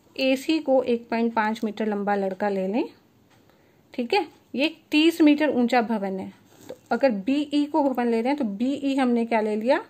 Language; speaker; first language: Hindi; native; Hindi